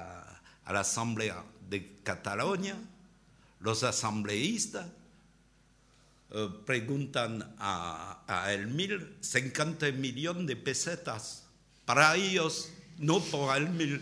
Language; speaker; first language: Spanish; non-native, learner; French